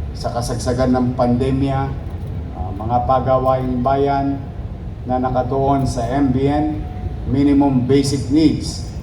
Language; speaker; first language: Filipino; native; Filipino